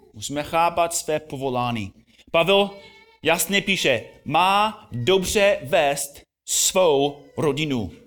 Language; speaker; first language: Czech; non-native, fluent; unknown